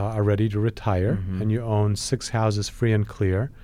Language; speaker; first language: English; non-native, fluent; Polish